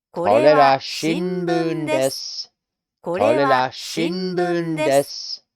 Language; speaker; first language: Japanese; non-native, learner; English